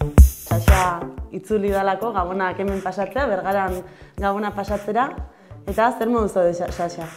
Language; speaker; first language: Basque; native; Basque